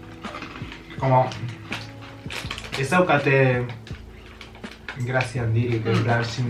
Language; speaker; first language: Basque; non-native, local second language; Spanish